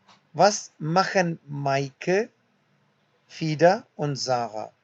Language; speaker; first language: German; non-native, learner; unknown